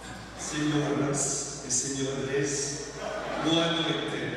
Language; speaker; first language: Portuguese; non-native, learner; English